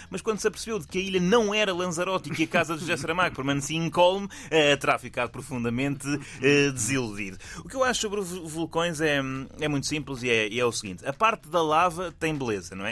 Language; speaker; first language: Portuguese; native; Portuguese